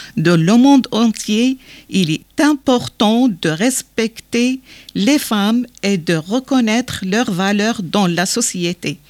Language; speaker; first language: French; non-native, local second language; Arabic